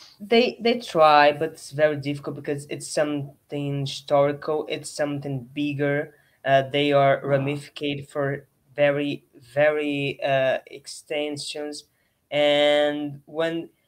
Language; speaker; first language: English; non-native, learner; Portuguese